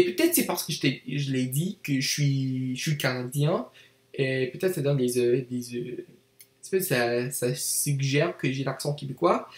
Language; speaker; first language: French; non-native, learner; English